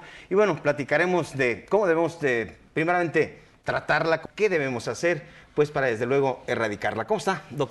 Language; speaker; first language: Spanish; native; Spanish